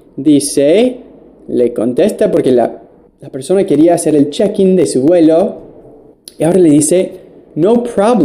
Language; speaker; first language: Spanish; non-native, fluent; English